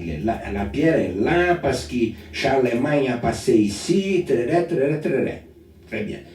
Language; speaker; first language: French; non-native, learner; Portuguese